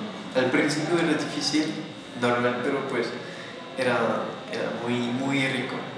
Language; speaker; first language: Spanish; non-native, fluent; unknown